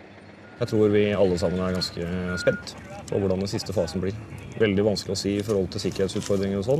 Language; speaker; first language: Norwegian; native; Norwegian